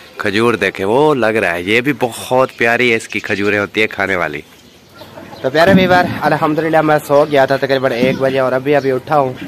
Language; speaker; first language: Urdu; non-native, local second language; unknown